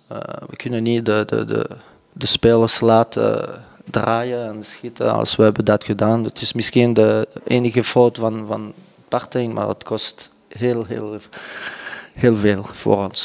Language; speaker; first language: Dutch; non-native, local second language; French